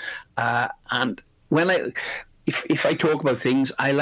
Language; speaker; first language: English; native; English